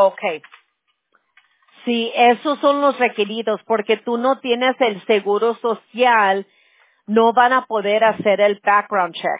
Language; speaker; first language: Spanish; early bilingual, heritage; Spanish